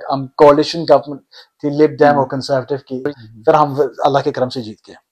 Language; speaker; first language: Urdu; early bilingual, heritage; Urdu